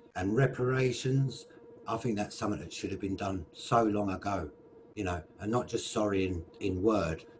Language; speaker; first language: English; native; English